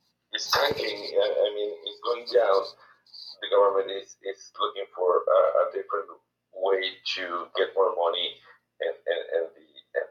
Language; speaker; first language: English; non-native, fluent; Spanish